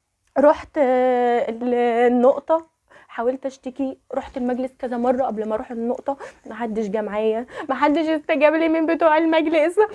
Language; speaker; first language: Arabic; native; Arabic